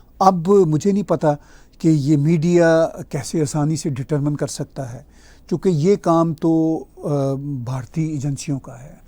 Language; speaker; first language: Urdu; non-native, local second language; Punjabi